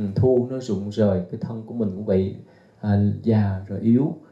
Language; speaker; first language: Vietnamese; native; Vietnamese